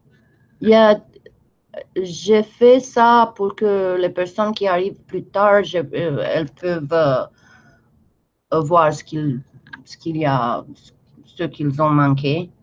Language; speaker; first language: French; non-native, fluent; Romanian